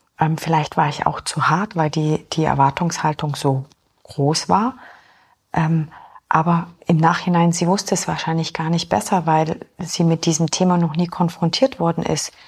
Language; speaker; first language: German; early bilingual, other home language; Polish